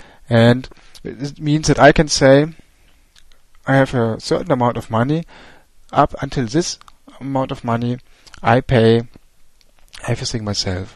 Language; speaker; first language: English; non-native, fluent; German